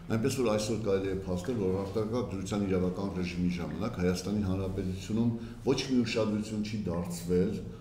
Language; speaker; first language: Armenian; native; Armenian